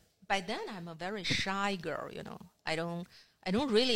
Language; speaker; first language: English; non-native, fluent; Chinese